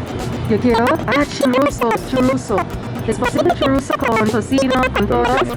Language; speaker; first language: Spanish; non-native, learner; English